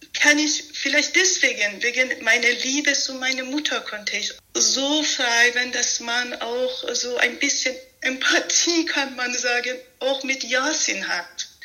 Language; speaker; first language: German; non-native, fluent; Persian